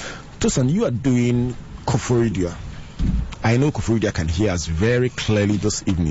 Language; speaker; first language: English; non-native, local second language; Akan